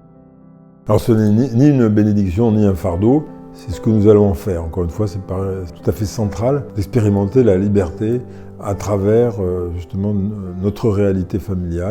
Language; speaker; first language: French; native; French